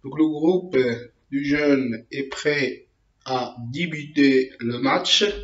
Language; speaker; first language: French; non-native, local second language; Arabic